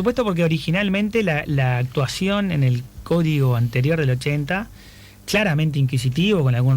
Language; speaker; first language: Spanish; native; Spanish